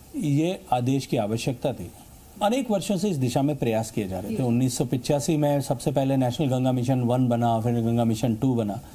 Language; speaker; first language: Hindi; native; Hindi